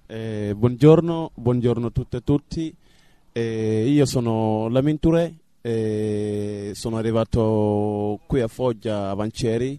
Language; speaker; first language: Italian; non-native, fluent; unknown